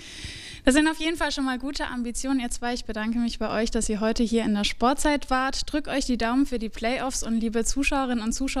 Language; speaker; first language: German; native; German